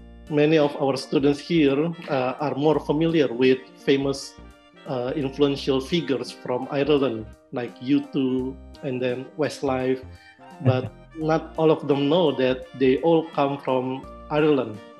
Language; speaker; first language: English; non-native, fluent; Indonesian